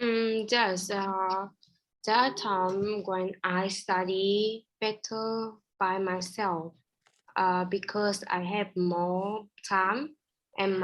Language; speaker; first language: English; non-native, learner; Vietnamese